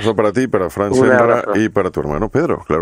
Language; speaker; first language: Spanish; native; Spanish